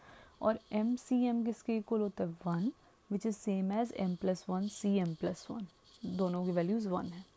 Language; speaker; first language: Hindi; native; Hindi